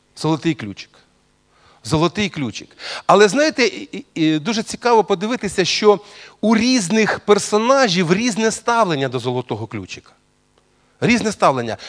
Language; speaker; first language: Ukrainian; non-native, local second language; Russian